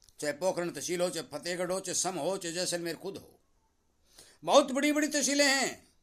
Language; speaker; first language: Hindi; native; Hindi